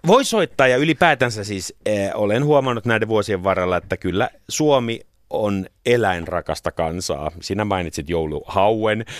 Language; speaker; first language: Finnish; native; Finnish